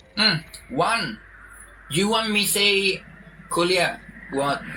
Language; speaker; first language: English; non-native, learner; Thai